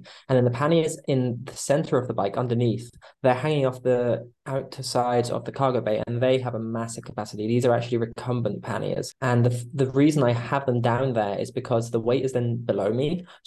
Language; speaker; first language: English; native; English